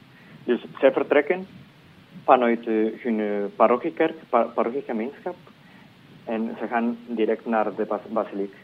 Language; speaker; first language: Dutch; non-native, fluent; Spanish